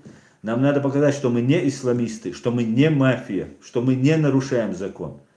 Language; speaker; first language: Russian; non-native, local second language; Chechen